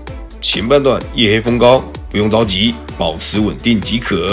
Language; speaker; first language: Chinese; native; Chinese